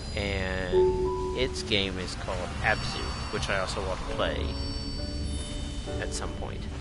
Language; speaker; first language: English; native; English